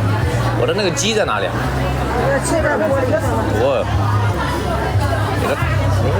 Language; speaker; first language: Chinese; early bilingual, heritage; English